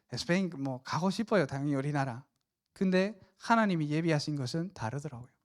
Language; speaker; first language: Korean; non-native, fluent; Spanish